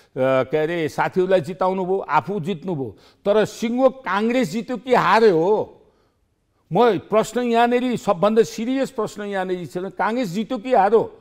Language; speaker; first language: Nepali; native; Nepali